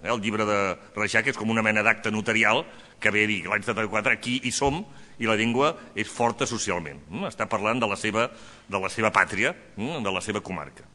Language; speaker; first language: Catalan; native; Catalan